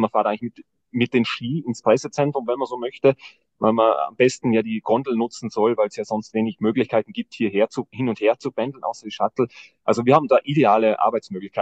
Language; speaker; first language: German; native; German